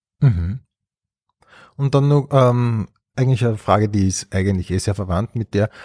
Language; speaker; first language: German; native; German